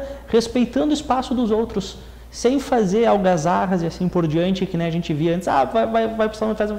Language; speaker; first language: Portuguese; native; Portuguese